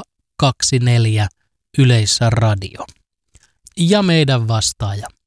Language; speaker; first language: Finnish; native; Finnish